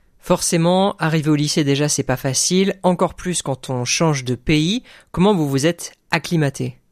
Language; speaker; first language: French; native; French